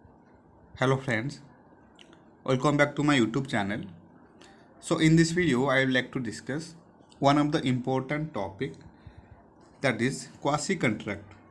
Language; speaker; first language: English; non-native, local second language; Hindi